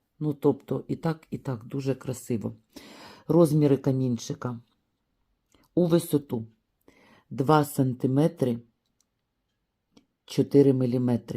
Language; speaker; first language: Ukrainian; native; Ukrainian